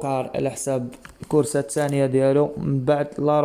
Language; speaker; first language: Arabic; native; Arabic